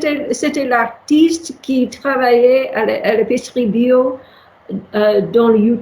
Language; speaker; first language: French; non-native, fluent; English